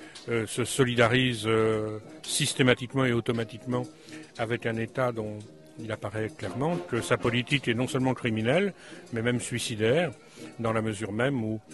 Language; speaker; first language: French; native; French